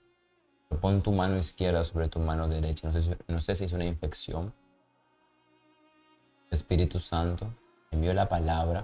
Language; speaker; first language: Spanish; native; Spanish